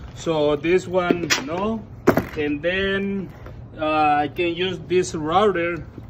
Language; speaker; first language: English; non-native, learner; Spanish